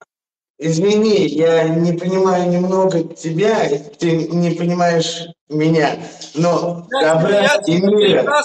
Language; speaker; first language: Russian; non-native, learner; Tajik